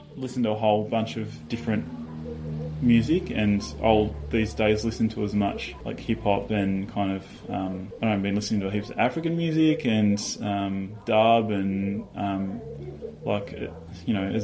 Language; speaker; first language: English; native; English